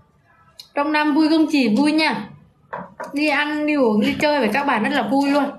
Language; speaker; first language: Vietnamese; native; Vietnamese